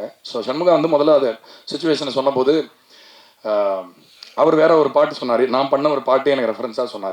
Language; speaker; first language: Tamil; native; Tamil